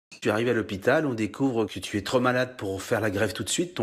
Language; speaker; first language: French; native; French